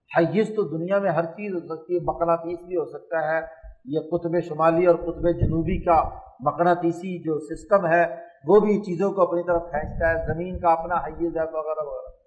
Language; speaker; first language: Urdu; non-native, local second language; Punjabi